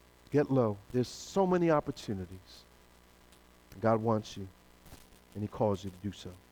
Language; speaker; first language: English; native; English